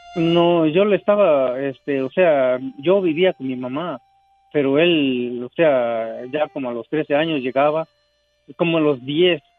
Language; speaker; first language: Spanish; native; Spanish